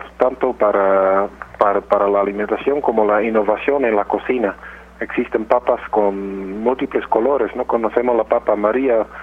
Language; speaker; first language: Spanish; non-native, fluent; Dutch